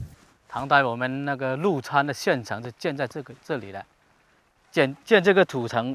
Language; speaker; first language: Chinese; native; Chinese